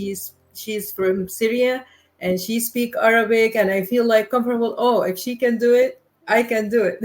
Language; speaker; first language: English; non-native, learner; Arabic